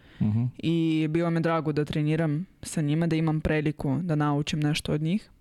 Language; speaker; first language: Serbian; non-native, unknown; Russian